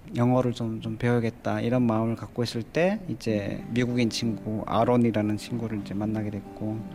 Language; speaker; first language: Korean; native; Korean